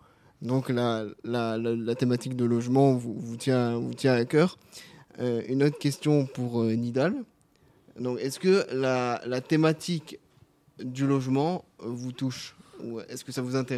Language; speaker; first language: French; native; French